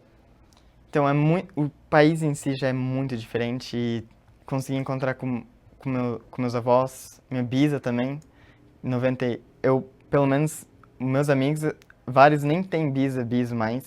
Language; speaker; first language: Portuguese; early bilingual, heritage; Portuguese